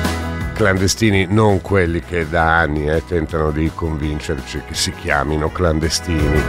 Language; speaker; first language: Italian; native; Italian